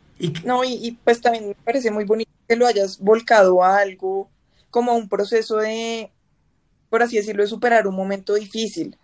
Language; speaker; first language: Spanish; native; Spanish